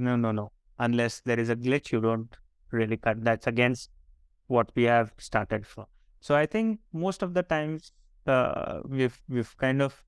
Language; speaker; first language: English; non-native, local second language; Marathi